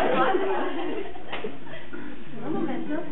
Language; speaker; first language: Spanish; non-native, learner; English